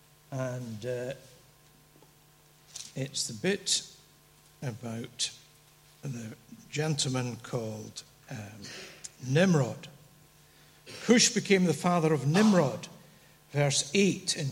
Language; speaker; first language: English; native; English